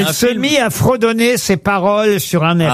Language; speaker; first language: French; native; French